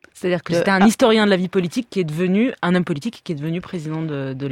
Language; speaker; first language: French; native; French